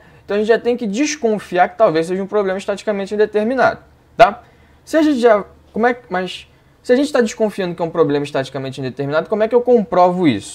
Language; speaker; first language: Portuguese; native; Portuguese